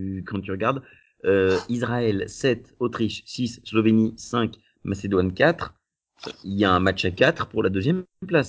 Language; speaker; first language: French; native; French